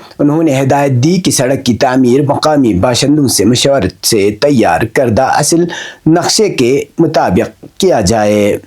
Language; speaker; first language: Urdu; non-native, local second language; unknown